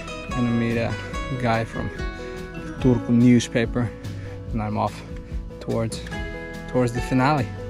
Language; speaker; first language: English; non-native, fluent; Finnish